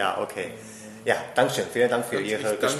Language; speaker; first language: German; non-native, fluent; Chinese